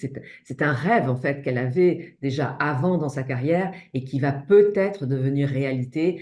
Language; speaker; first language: French; native; French